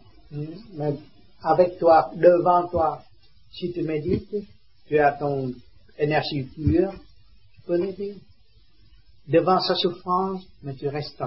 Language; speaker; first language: French; non-native, learner; Vietnamese